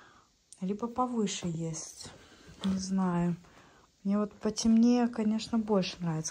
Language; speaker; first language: Russian; native; Russian